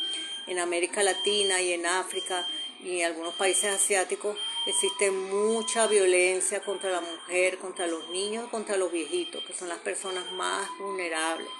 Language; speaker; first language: Spanish; native; Spanish